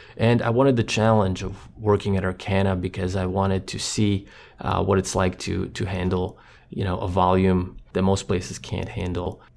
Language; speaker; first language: English; non-native, fluent; Croatian